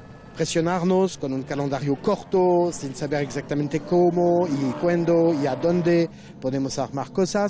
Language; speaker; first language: Spanish; non-native, fluent; French